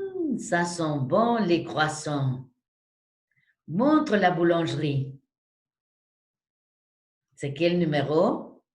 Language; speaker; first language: French; non-native, fluent; Spanish